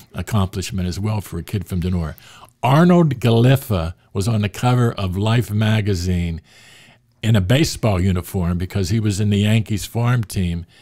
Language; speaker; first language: English; native; English